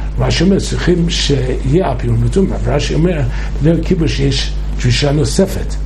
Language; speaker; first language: Hebrew; non-native, fluent; English